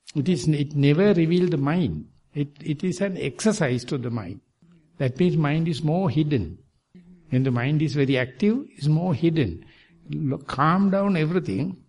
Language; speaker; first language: English; non-native, local second language; Sinhala